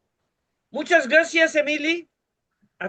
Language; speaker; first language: Spanish; non-native, fluent; Bangla